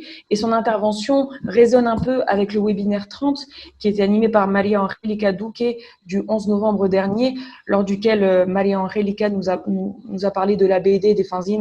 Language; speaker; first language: French; native; French